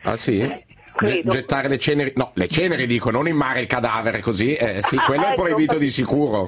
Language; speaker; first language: Italian; native; Italian